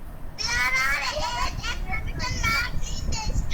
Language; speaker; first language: English; non-native, learner; Bangla